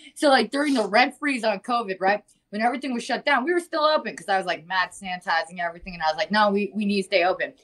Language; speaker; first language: English; native; English